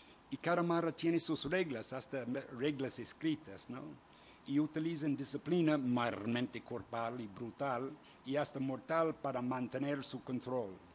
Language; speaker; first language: Spanish; non-native, fluent; English